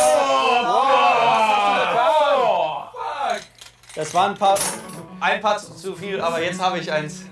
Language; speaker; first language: German; native; German